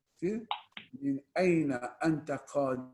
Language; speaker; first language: Arabic; non-native, fluent; Afrikaans